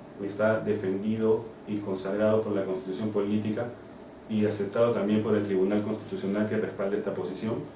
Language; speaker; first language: Spanish; native; Spanish